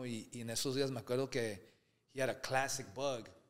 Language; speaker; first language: Spanish; early bilingual, heritage; Spanish